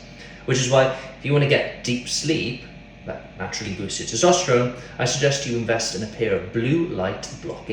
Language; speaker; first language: English; native; English